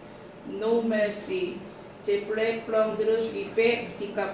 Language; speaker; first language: French; non-native, learner; Korean